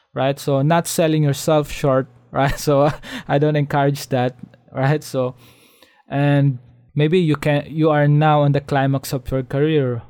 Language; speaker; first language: English; non-native, local second language; Filipino